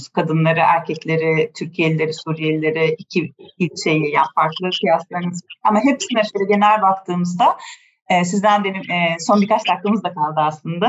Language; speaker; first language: Turkish; native; Turkish